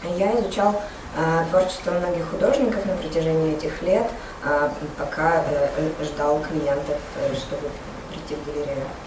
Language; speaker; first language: Russian; native; Russian